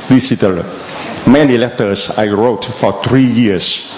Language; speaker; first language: English; non-native, learner; Vietnamese